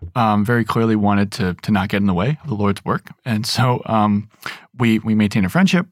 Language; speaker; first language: English; native; English